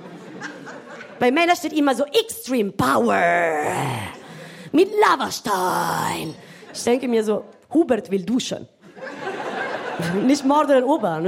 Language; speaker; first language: German; non-native, fluent; Italian